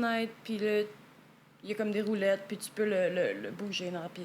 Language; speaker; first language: French; native; French